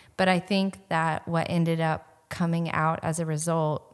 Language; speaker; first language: English; native; English